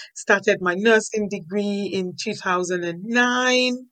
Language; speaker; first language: English; non-native, local second language; Yoruba